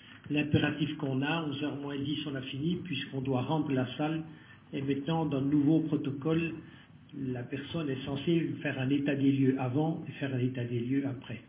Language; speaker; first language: French; native; French